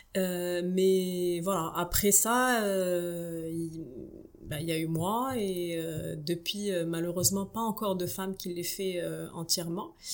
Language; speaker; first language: French; non-native, local second language; Arabic